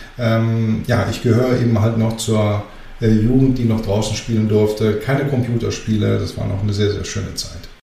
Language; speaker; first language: German; early bilingual, other home language; Greek